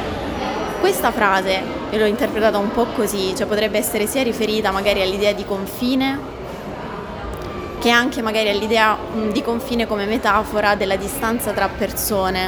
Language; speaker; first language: Italian; native; Italian